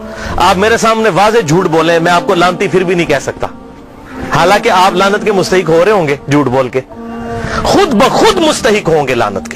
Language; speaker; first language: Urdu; non-native, local second language; Punjabi